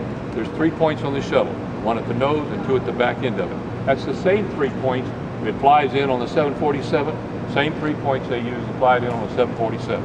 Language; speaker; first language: English; native; English